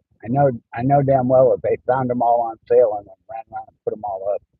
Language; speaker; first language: English; native; English